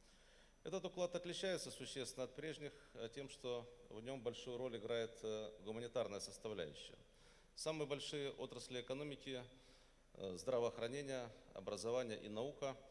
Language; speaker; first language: Russian; native; Russian